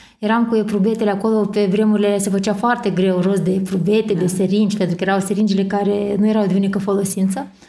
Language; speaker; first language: Romanian; native; Romanian